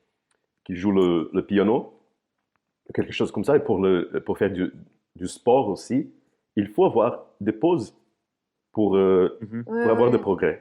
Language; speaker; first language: French; non-native, fluent; Portuguese